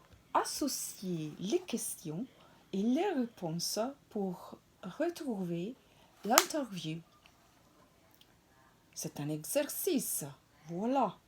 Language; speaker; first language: French; non-native, fluent; Italian